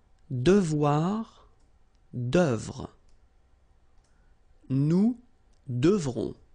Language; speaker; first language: French; native; French